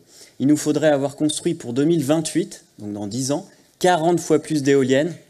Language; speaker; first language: French; native; French